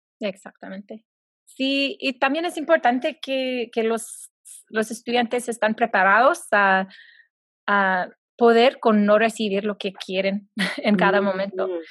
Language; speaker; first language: Spanish; non-native, fluent; English